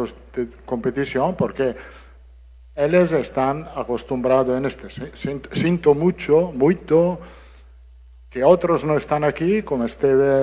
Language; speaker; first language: Portuguese; non-native, learner; Italian